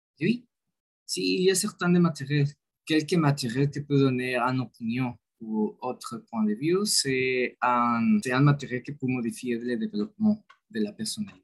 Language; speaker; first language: French; non-native, learner; Spanish